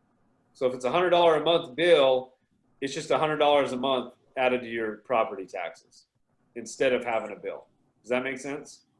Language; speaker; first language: English; native; English